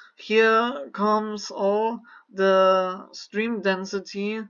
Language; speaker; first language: English; non-native, learner; German